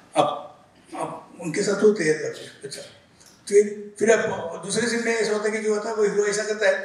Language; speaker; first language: Hindi; non-native, local second language; Marathi